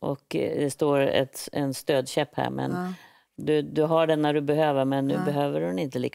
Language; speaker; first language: Swedish; native; Swedish